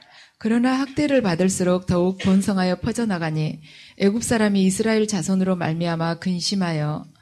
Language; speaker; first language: Korean; native; Korean